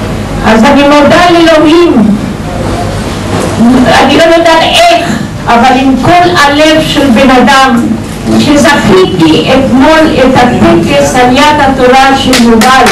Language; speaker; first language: Hebrew; non-native, fluent; Spanish